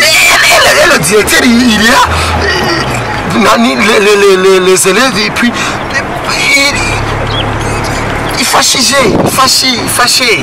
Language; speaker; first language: French; non-native, learner; Rundi